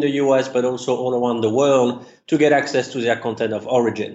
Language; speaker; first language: English; non-native, fluent; French